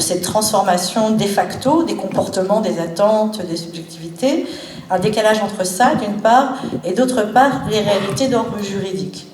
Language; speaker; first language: French; native; French